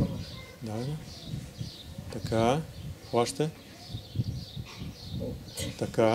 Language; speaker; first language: Bulgarian; non-native, learner; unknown